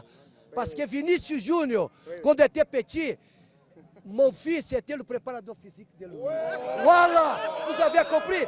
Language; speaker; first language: French; non-native, fluent; Portuguese